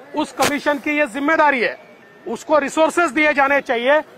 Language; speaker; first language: Hindi; non-native, local second language; Marathi